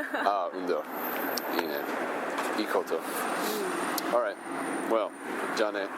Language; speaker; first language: Japanese; non-native, learner; English